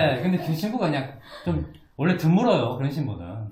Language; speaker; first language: Korean; native; Korean